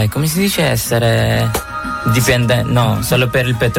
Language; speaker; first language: Italian; non-native, fluent; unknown